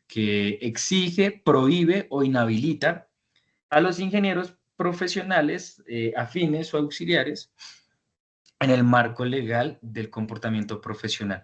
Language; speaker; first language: Spanish; native; Spanish